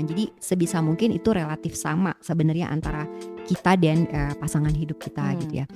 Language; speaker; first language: Indonesian; native; Indonesian